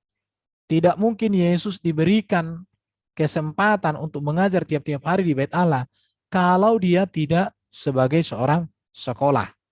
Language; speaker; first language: Indonesian; native; Indonesian